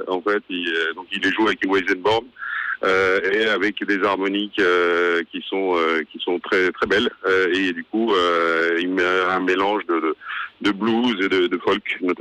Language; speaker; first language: French; native; French